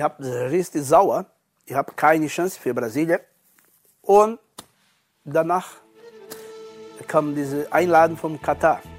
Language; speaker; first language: German; non-native, learner; Portuguese